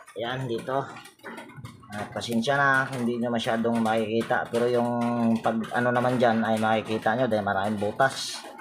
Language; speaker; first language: Filipino; native; Filipino